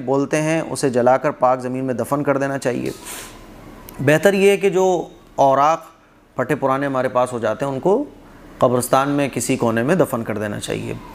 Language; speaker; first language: Urdu; native; Urdu